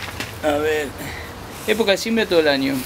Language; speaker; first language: Spanish; native; Spanish